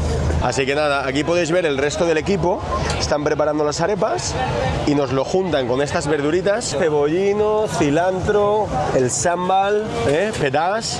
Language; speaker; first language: Spanish; native; Spanish